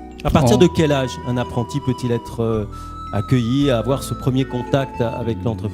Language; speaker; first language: French; native; French